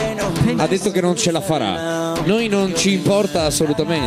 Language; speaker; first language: Italian; native; Italian